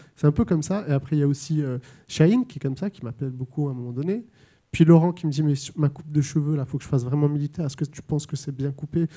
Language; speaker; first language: French; native; French